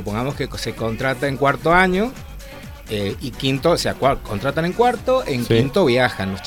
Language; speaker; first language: Spanish; native; Spanish